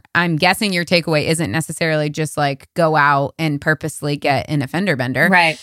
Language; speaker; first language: English; native; English